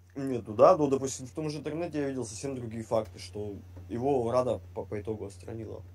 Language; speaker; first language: Russian; native; Russian